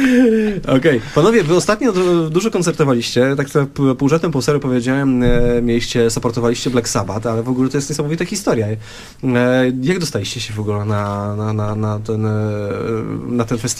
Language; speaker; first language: Polish; native; Polish